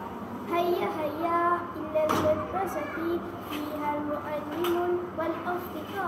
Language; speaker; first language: Arabic; non-native, learner; Malay